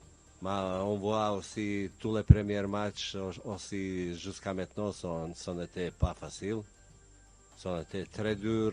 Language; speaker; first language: French; non-native, learner; Bosnian